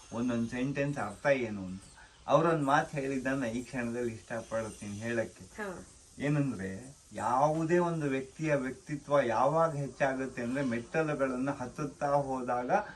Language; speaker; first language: Kannada; native; Kannada